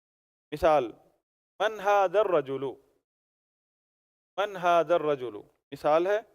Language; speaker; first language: Arabic; non-native, fluent; Urdu